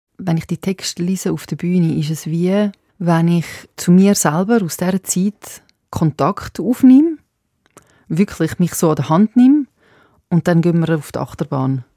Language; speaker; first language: German; early bilingual, other home language; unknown